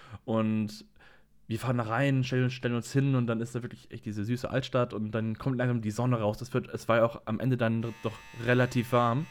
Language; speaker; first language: German; native; German